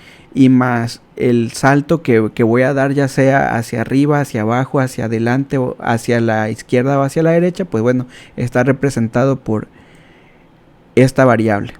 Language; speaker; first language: Spanish; native; Spanish